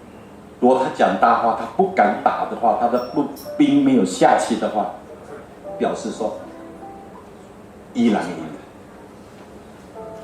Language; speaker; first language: Chinese; early bilingual, heritage; Chinese